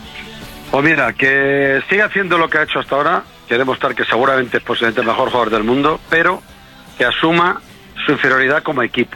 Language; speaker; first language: Spanish; native; Spanish